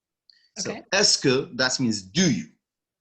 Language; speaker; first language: English; non-native, fluent; Arabic